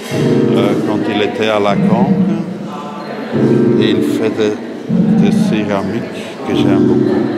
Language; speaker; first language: French; non-native, local second language; Dutch